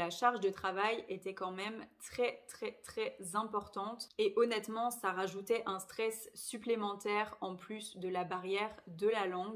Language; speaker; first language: French; native; French